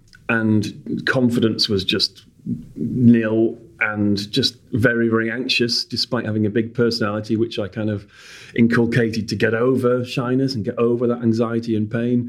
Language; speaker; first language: English; native; English